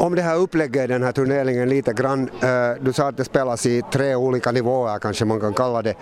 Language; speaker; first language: Swedish; native; Swedish